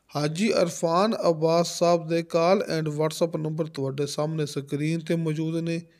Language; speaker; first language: Urdu; non-native, local second language; Punjabi